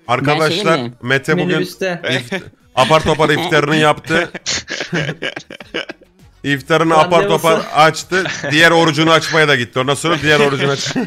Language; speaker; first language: Turkish; native; Turkish